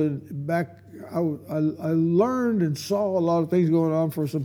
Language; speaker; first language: English; native; English